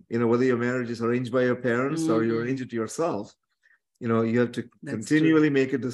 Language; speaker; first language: English; non-native, local second language; Tamil